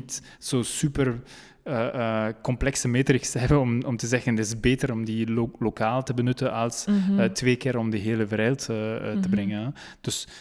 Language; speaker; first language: Dutch; non-native, local second language; French